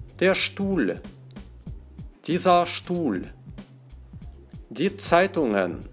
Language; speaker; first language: German; non-native, fluent; Russian